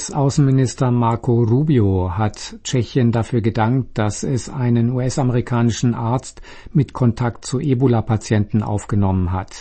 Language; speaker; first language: German; native; German